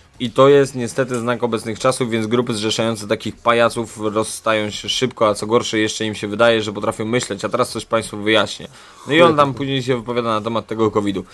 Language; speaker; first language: Polish; native; Polish